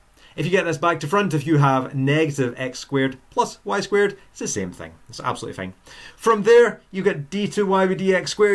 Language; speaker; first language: English; native; English